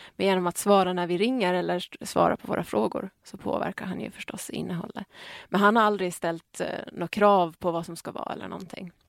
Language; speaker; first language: Swedish; native; Swedish